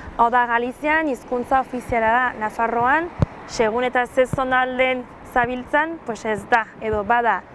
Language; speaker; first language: Basque; non-native, fluent; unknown